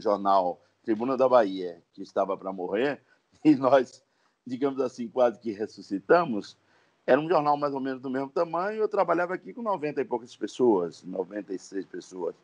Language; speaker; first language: Portuguese; native; Portuguese